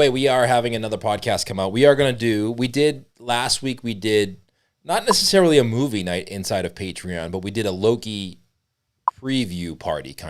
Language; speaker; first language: English; native; English